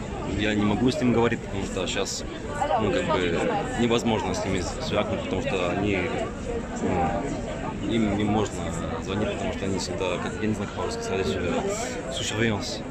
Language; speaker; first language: Russian; early bilingual, heritage; French